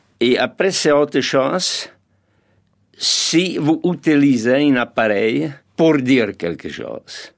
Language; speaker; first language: French; non-native, fluent; Czech